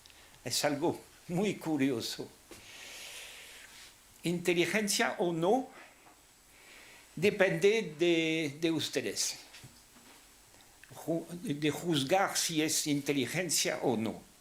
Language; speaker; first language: Spanish; non-native, fluent; French